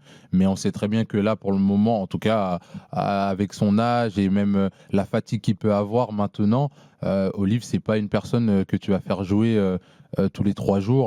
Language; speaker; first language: French; native; French